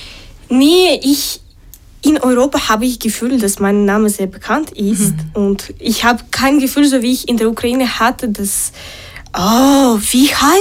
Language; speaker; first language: German; non-native, learner; Ukrainian